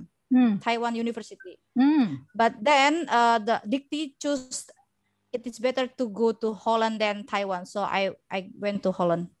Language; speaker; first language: English; non-native, learner; Indonesian